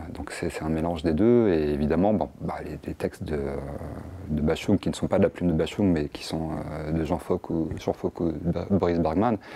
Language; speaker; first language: French; native; French